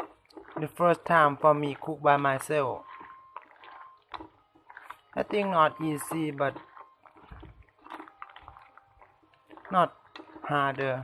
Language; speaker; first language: English; non-native, learner; Thai